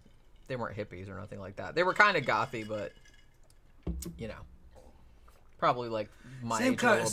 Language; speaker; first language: English; native; English